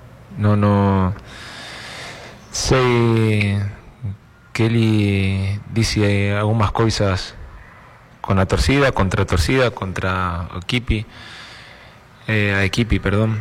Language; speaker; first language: Portuguese; non-native, fluent; Spanish